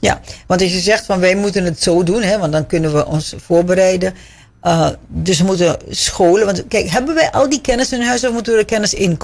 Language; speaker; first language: Dutch; native; Dutch